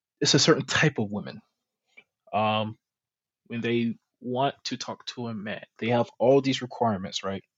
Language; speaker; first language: English; native; English